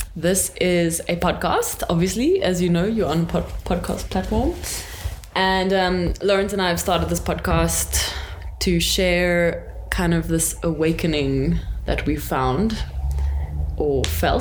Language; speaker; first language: English; native; English